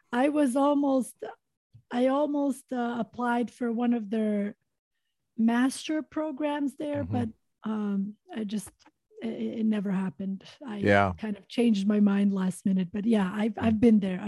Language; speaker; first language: English; non-native, fluent; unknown